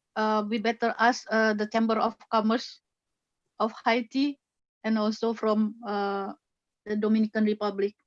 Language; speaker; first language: English; non-native, fluent; Indonesian